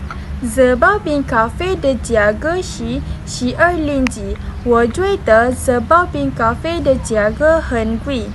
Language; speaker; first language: Chinese; non-native, learner; Malay